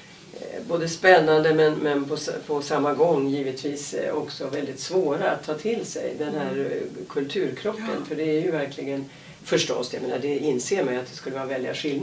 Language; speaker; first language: Swedish; native; Swedish